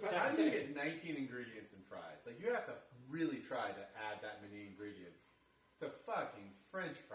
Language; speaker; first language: English; native; English